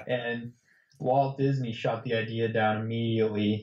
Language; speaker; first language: English; native; English